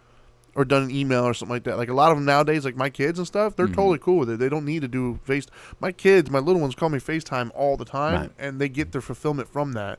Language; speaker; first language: English; native; English